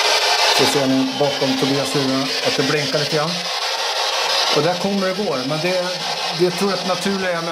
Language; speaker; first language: Swedish; native; Swedish